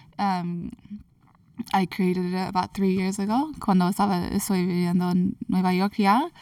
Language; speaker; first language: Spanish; early bilingual, heritage; English